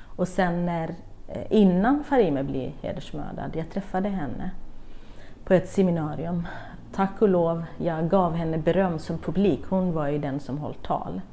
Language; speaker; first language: Swedish; non-native, fluent; Kurdish